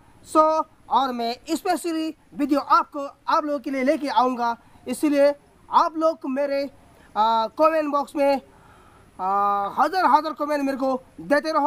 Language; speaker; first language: Hindi; non-native, local second language; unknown